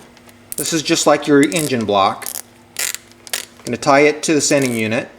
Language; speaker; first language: English; native; English